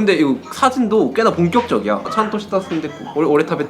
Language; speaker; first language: Korean; native; Korean